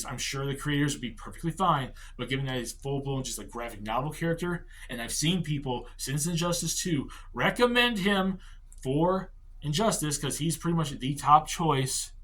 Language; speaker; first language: English; native; English